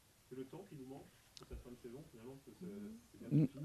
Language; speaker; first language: French; native; French